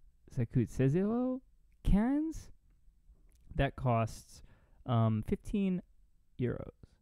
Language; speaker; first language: French; non-native, learner; English